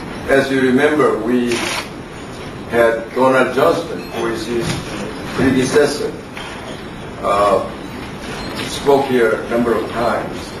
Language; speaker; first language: English; non-native, fluent; Korean